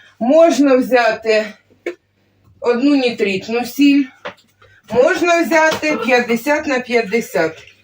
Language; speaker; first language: Ukrainian; non-native, local second language; Russian